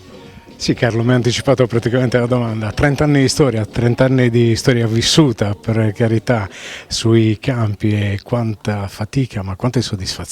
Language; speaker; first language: Italian; native; Italian